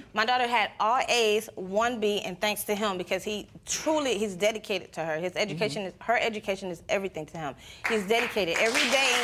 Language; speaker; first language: English; non-native, fluent; Spanish